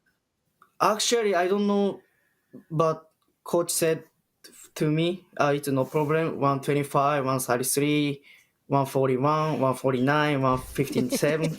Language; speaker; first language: English; non-native, learner; Japanese